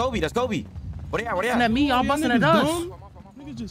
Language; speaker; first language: English; native; English